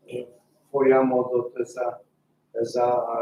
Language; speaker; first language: Hungarian; non-native, fluent; Polish